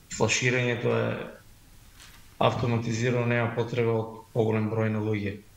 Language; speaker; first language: Macedonian; native; Macedonian